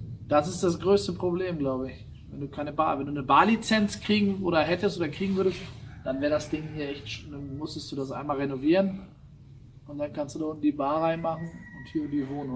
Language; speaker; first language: German; native; German